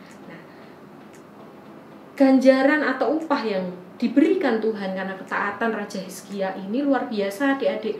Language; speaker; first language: Indonesian; native; Indonesian